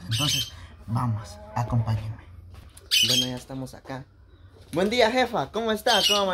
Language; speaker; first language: Spanish; native; Spanish